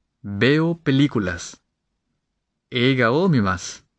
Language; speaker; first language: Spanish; non-native, fluent; Japanese